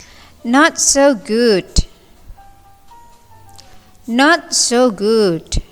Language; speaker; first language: English; non-native, fluent; Indonesian